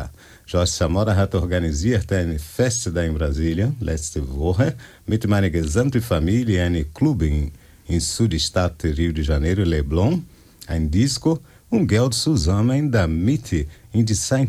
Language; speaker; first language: German; non-native, learner; Portuguese